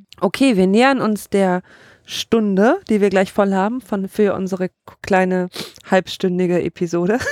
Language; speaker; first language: German; native; German